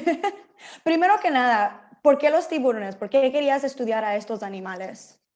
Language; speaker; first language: Spanish; early bilingual, heritage; Spanish